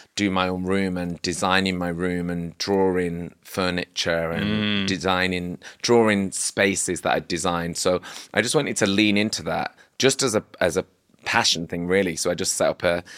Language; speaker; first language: English; native; English